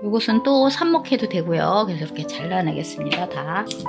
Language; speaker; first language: Korean; native; Korean